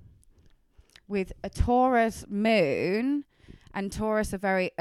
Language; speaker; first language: English; native; English